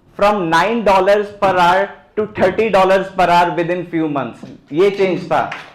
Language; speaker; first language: Hindi; native; Hindi